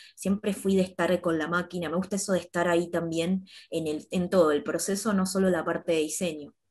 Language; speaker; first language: Spanish; native; Spanish